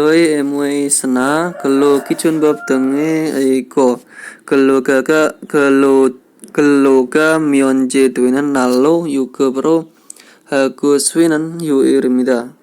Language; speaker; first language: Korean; non-native, fluent; Indonesian